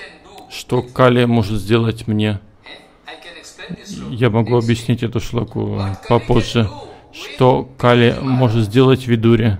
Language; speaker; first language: Russian; native; Russian